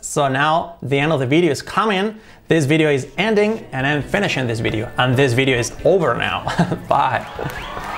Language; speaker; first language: English; non-native, fluent; Spanish